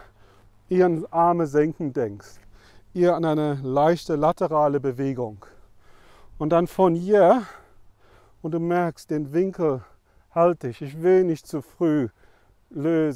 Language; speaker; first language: German; non-native, fluent; English